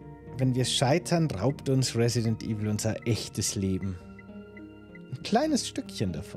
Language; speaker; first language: German; native; German